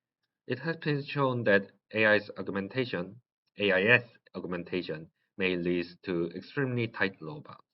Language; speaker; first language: English; non-native, learner; Korean